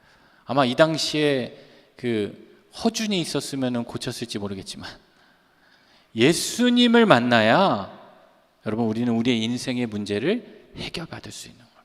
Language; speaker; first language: Korean; native; Korean